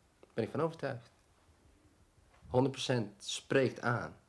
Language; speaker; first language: Dutch; non-native, learner; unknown